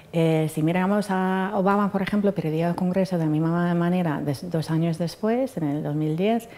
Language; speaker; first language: Spanish; non-native, fluent; English